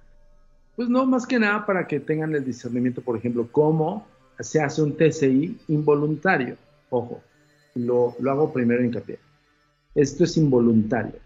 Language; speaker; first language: Spanish; native; Spanish